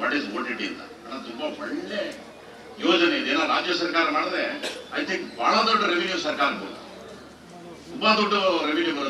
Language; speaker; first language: Kannada; native; Kannada